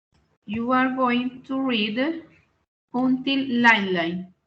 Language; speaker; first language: English; non-native, learner; Spanish